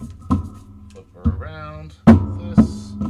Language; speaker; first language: English; native; English